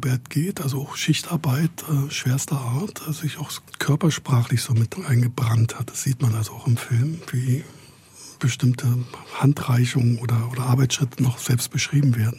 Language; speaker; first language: German; native; German